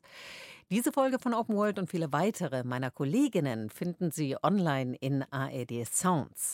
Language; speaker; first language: German; native; German